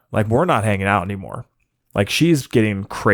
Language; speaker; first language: English; native; English